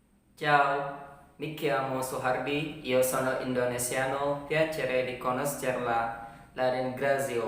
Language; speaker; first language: Italian; non-native, learner; Indonesian